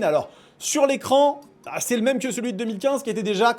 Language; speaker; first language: French; native; French